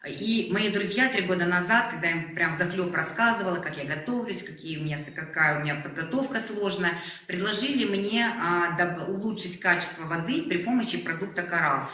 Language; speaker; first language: Russian; native; Russian